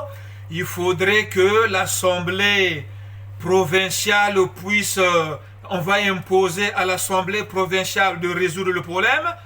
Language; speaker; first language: French; non-native, local second language; Kongo